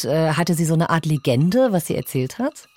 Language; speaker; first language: German; native; German